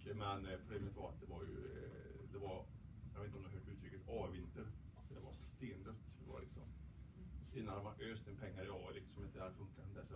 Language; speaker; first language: Swedish; native; Swedish